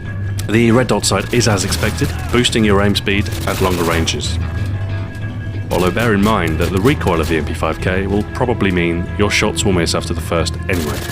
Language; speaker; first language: English; native; English